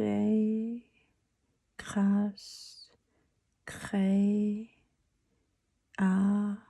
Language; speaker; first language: French; non-native, learner; Chinese